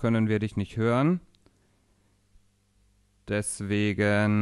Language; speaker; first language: German; native; German